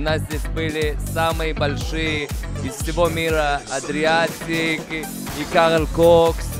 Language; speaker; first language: Russian; early bilingual, other home language; Hebrew